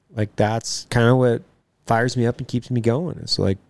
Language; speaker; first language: English; native; English